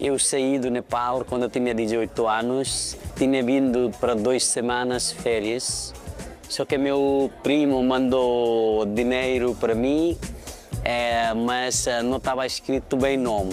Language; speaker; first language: Portuguese; non-native, fluent; Nepali